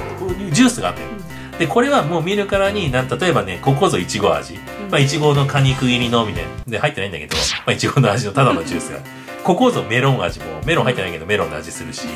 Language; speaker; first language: Japanese; native; Japanese